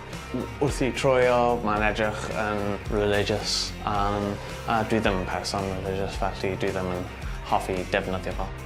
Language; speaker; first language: Welsh; non-native, local second language; English